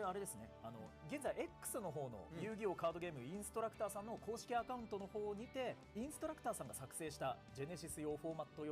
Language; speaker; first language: Japanese; native; Japanese